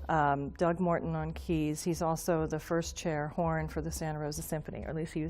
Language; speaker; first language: English; native; English